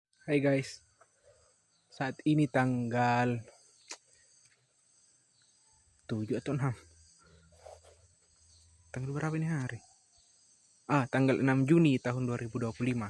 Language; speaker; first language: Indonesian; native; Indonesian